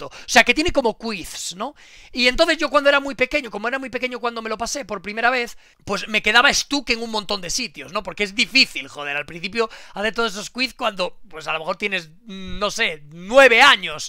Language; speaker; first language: Spanish; native; Spanish